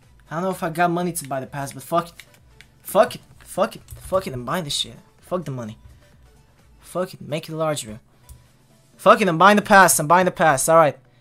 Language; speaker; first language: English; non-native, fluent; Bulgarian